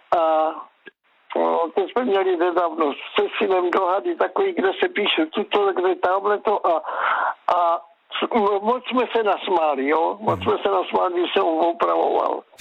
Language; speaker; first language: Czech; native; Czech